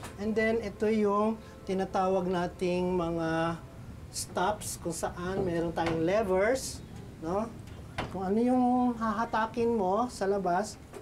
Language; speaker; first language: Filipino; native; Filipino